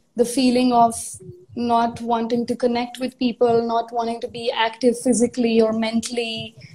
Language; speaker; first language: English; non-native, local second language; Hindi